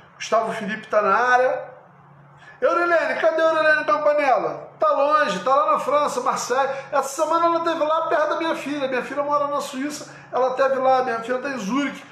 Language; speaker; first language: Portuguese; native; Portuguese